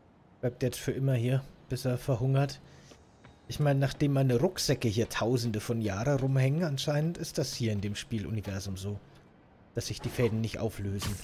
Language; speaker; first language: German; native; German